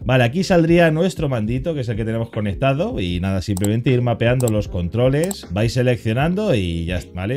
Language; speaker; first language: Spanish; native; Spanish